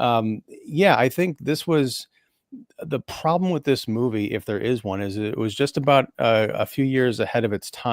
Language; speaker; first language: English; native; English